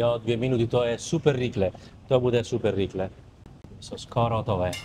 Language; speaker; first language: Czech; non-native, learner; Italian